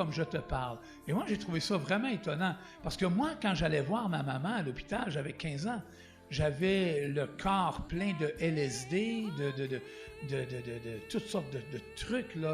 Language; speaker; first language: French; native; French